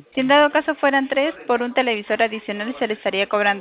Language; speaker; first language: Spanish; native; Spanish